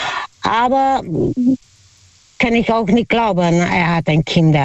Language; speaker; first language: German; non-native, learner; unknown